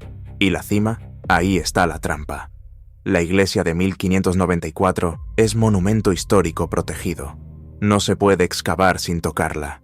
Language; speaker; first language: Spanish; native; Spanish